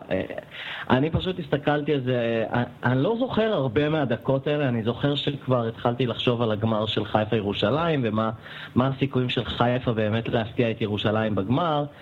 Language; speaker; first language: Hebrew; native; Hebrew